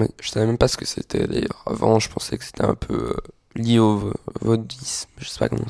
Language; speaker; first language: French; native; French